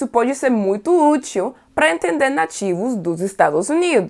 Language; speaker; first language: Portuguese; non-native, fluent; English